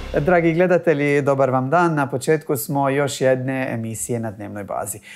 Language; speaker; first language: Croatian; native; Croatian